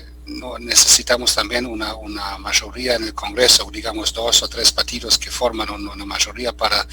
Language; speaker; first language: Spanish; non-native, fluent; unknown